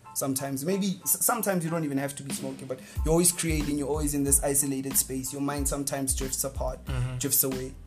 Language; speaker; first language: English; non-native, local second language; Northern Sotho